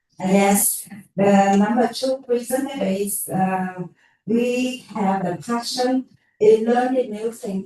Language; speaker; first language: English; non-native, learner; Vietnamese